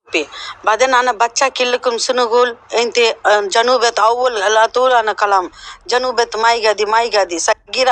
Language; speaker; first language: Arabic; non-native, learner; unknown